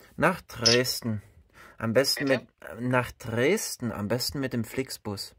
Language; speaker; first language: German; native; German